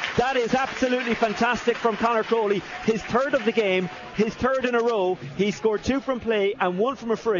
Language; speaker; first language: English; native; English